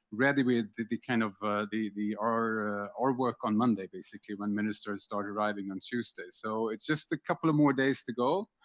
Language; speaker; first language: English; non-native, fluent; Swedish